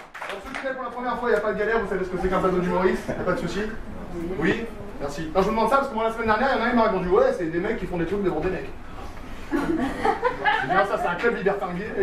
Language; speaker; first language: French; native; French